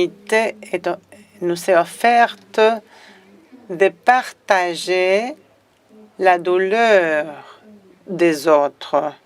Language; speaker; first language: French; non-native, fluent; Spanish